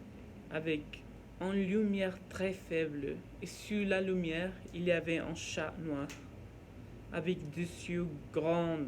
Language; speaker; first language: French; non-native, learner; Norwegian